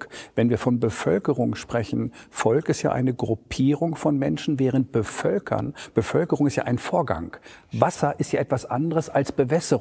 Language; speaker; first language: German; native; German